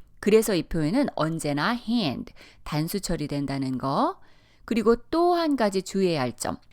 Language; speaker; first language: Korean; early bilingual, heritage; Korean